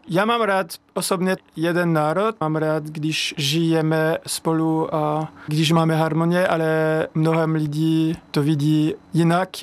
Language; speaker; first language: Czech; non-native, fluent; French